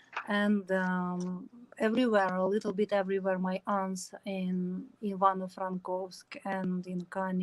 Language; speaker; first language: English; non-native, learner; Ukrainian